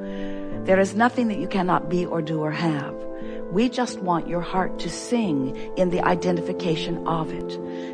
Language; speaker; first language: English; native; English